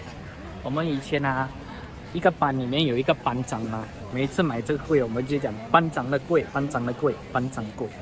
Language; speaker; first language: Chinese; native; Chinese